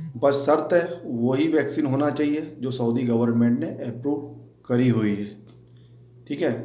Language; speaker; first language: Hindi; native; Hindi